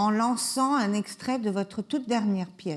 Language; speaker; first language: French; native; French